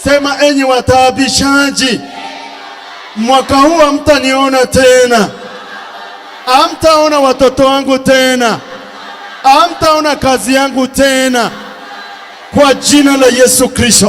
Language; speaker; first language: Swahili; native; Swahili